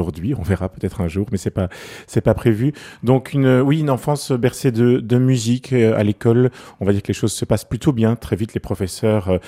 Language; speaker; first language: French; native; French